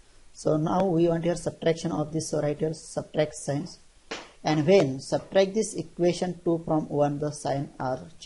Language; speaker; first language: English; non-native, local second language; Marathi